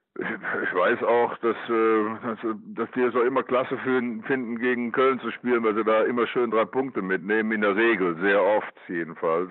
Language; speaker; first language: German; native; German